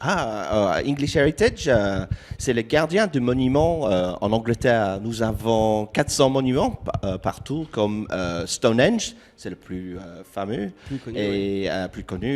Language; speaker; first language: French; non-native, learner; English